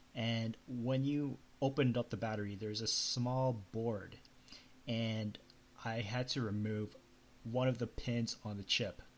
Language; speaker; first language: English; native; English